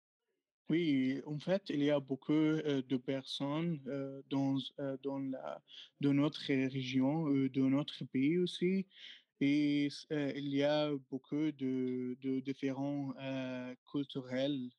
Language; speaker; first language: French; non-native, learner; Arabic